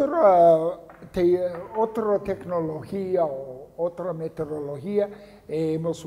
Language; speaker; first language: Spanish; non-native, fluent; English